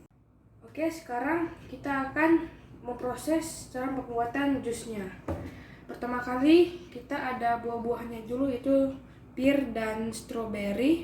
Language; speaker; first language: Indonesian; native; Indonesian